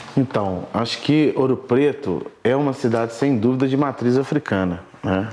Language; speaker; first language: Portuguese; native; Portuguese